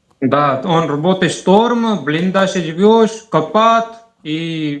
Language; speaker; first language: Russian; non-native, learner; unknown